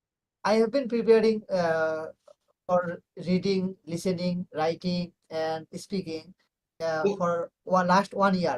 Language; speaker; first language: English; non-native, learner; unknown